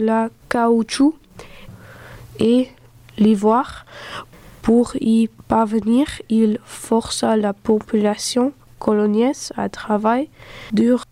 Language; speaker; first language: French; non-native, local second language; Dutch